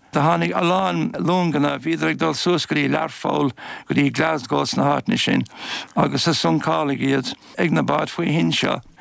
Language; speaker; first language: Irish; native; Irish